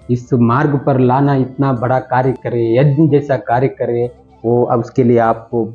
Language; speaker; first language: Hindi; non-native, local second language; Kannada